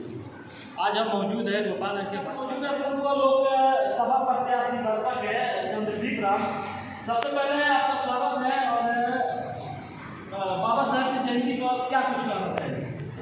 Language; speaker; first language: Hindi; native; Hindi